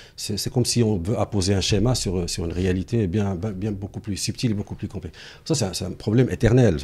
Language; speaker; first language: French; non-native, local second language; Arabic